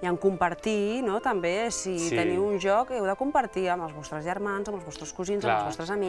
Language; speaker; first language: Catalan; native; Catalan